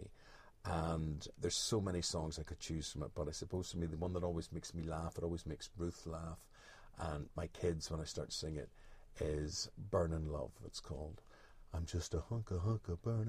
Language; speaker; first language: English; native; English